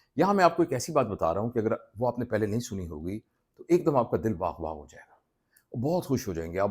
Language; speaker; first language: Urdu; non-native, local second language; Punjabi